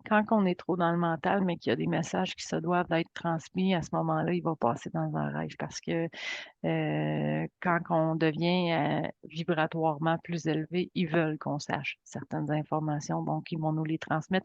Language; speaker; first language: French; native; French